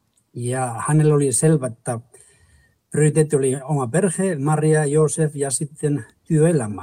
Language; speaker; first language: Finnish; non-native, fluent; Spanish